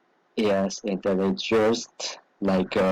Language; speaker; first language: English; non-native, learner; Chinese